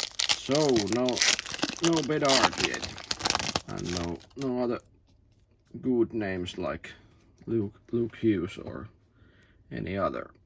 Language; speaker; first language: English; non-native, learner; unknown